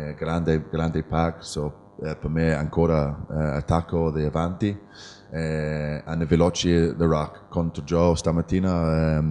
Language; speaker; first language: Italian; non-native, learner; English